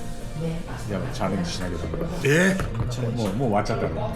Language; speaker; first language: Japanese; native; Japanese